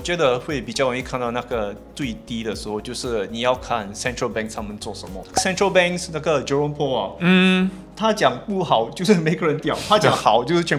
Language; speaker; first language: Chinese; non-native, local second language; English